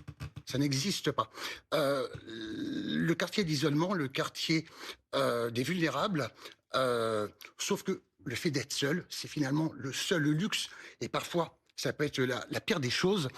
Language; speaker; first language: French; native; French